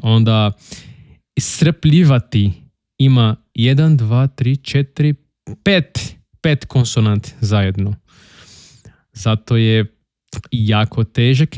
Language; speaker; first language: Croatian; non-native, learner; Portuguese